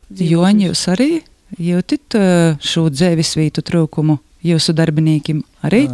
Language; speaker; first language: Latvian; native; Latvian